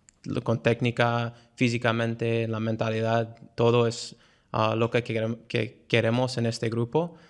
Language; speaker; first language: Spanish; non-native, fluent; English